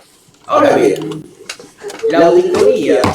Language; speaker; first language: Spanish; native; Spanish